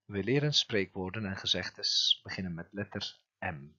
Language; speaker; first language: Dutch; non-native, fluent; Turkish